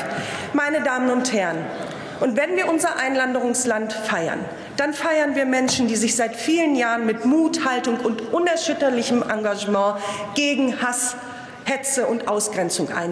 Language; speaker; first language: German; native; German